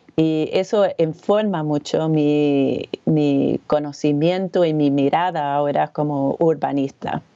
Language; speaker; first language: Spanish; non-native, fluent; English